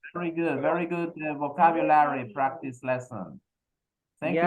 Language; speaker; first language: English; non-native, fluent; Spanish